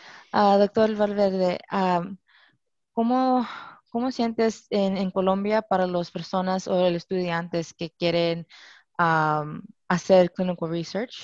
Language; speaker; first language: Spanish; non-native, learner; English